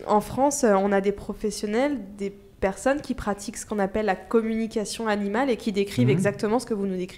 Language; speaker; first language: French; native; French